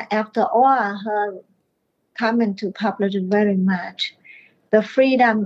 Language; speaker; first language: English; non-native, fluent; Vietnamese